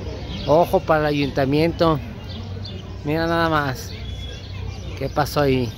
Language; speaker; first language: Spanish; native; Spanish